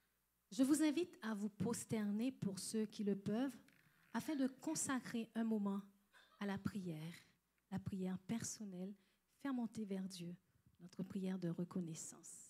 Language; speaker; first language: French; native; French